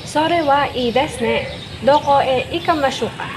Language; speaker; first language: Japanese; non-native, learner; Filipino